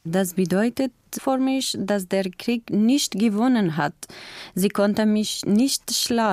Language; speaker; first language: German; non-native, learner; Kurdish